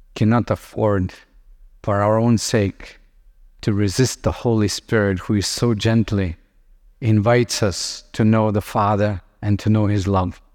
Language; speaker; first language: English; non-native, fluent; Lithuanian